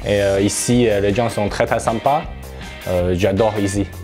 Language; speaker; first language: French; non-native, fluent; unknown